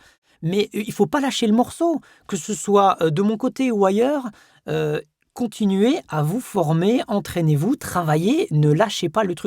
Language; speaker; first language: French; native; French